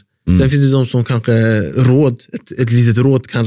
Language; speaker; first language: Swedish; early bilingual, other home language; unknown